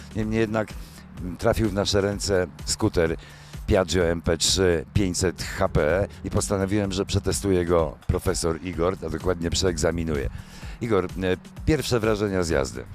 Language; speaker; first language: Polish; native; Polish